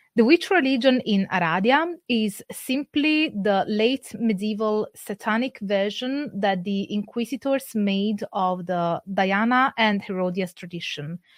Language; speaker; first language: English; non-native, fluent; Italian